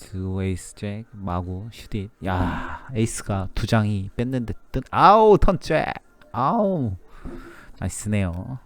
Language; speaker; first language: Korean; native; Korean